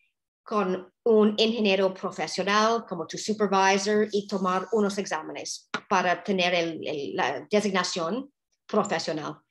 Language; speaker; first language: Spanish; non-native, fluent; English